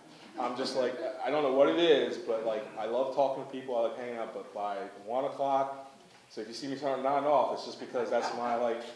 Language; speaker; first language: English; native; English